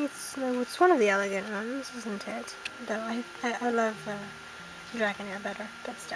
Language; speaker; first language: English; native; English